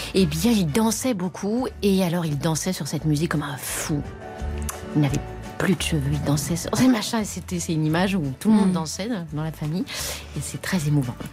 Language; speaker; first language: French; native; French